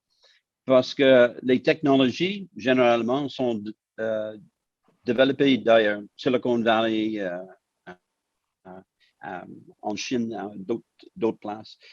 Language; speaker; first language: French; non-native, local second language; English